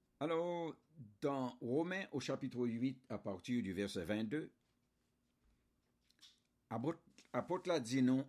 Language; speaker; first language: French; non-native, local second language; Haitian Creole